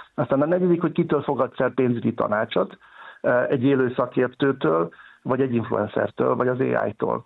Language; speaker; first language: Hungarian; native; Hungarian